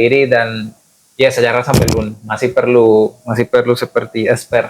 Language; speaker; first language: Indonesian; non-native, fluent; Spanish